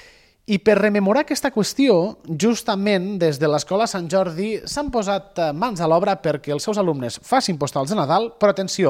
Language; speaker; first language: Catalan; native; Catalan